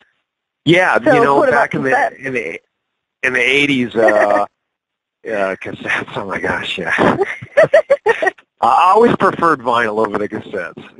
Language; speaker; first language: English; native; English